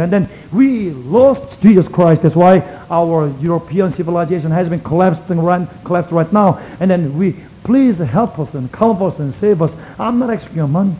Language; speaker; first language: English; non-native, fluent; Korean